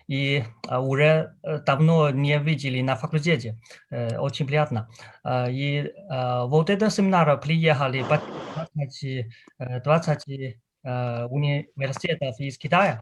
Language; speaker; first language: Russian; non-native, learner; Chinese